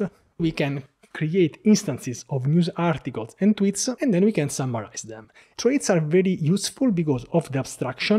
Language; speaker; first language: English; non-native, fluent; Italian